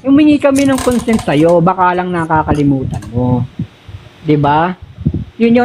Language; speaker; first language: Filipino; native; Filipino